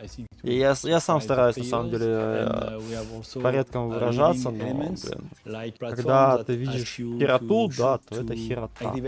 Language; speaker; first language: Russian; native; Russian